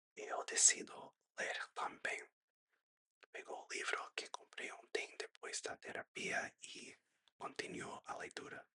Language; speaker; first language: Portuguese; non-native, learner; English